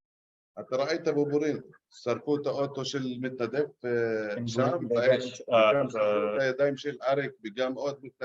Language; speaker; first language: Hebrew; non-native, local second language; Arabic